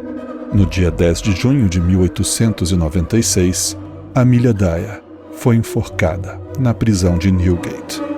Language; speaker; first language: Portuguese; native; Portuguese